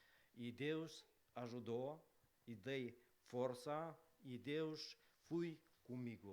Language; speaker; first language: Portuguese; non-native, learner; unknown